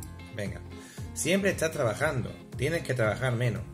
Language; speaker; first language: Spanish; native; Spanish